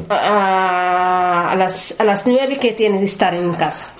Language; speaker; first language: Spanish; non-native, learner; Arabic